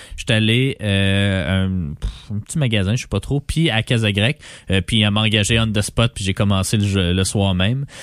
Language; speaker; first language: French; native; French